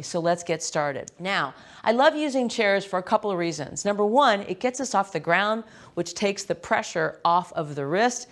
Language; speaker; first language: English; native; English